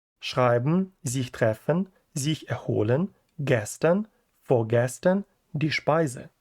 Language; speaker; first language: German; non-native, fluent; Ukrainian